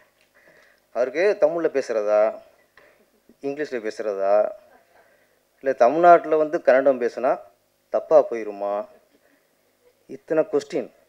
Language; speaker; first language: Tamil; native; Tamil